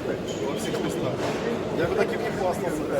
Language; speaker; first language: Russian; native; Russian